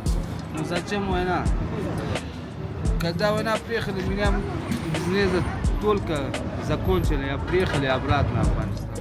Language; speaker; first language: Russian; non-native, learner; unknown